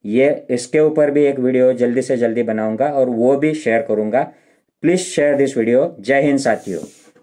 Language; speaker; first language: Hindi; non-native, local second language; Marathi